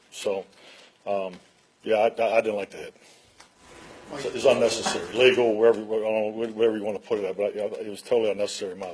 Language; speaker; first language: English; native; English